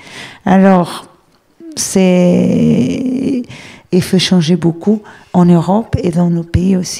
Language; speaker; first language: French; non-native, fluent; Portuguese